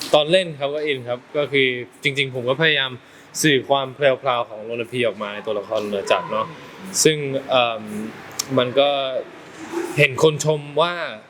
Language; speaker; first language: Thai; early bilingual, heritage; Thai